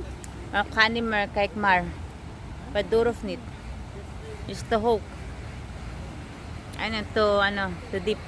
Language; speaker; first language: Dutch; non-native, learner; Filipino